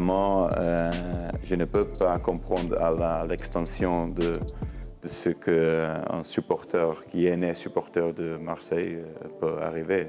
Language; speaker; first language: French; non-native, learner; Portuguese